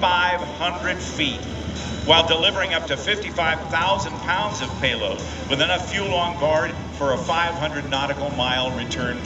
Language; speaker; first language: English; native; English